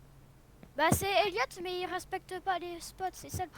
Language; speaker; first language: French; native; French